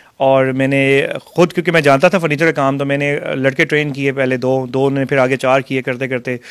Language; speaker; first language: Urdu; non-native, local second language; Punjabi